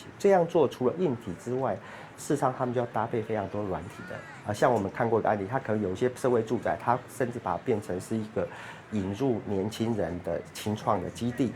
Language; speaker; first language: Chinese; native; Chinese